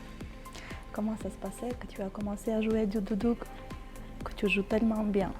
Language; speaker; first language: French; non-native, learner; Armenian